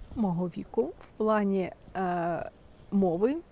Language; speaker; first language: Ukrainian; non-native, fluent; Russian